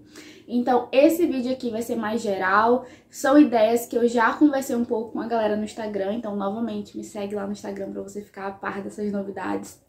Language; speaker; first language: Portuguese; native; Portuguese